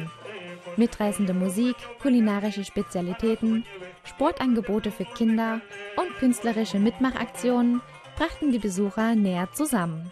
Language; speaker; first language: German; native; German